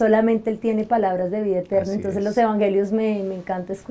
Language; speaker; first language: Spanish; native; Spanish